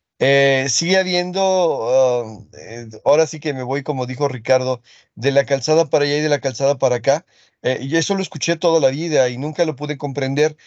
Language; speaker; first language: Spanish; early bilingual, other home language; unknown